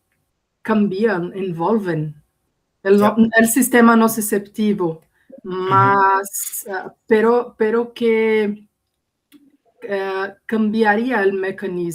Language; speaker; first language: Spanish; non-native, learner; Portuguese